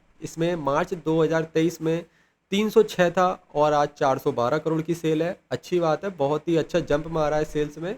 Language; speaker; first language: Hindi; native; Hindi